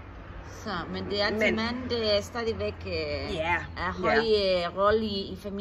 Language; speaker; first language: Danish; non-native, learner; Spanish